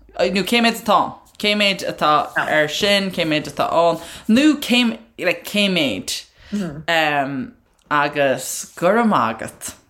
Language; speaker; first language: Irish; non-native, local second language; English